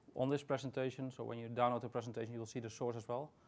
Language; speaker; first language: English; non-native, fluent; Dutch